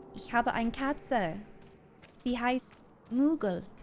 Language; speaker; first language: German; non-native, learner; English